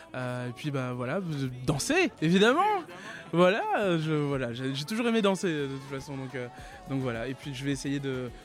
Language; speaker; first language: French; native; French